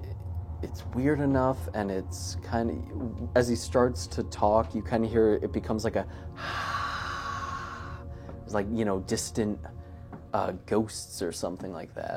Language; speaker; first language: English; native; English